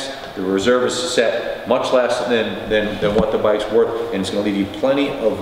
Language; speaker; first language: English; native; English